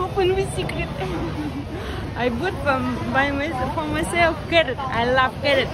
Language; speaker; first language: English; non-native, learner; Russian